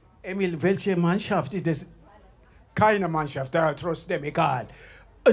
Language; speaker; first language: German; non-native, fluent; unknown